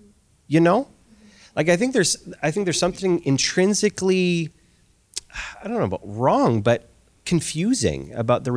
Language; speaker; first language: English; native; English